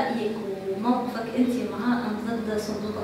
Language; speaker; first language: Arabic; native; Arabic